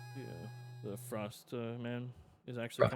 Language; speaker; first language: English; native; English